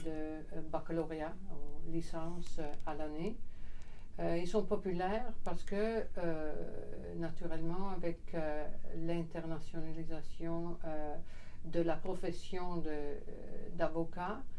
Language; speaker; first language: French; non-native, fluent; Dutch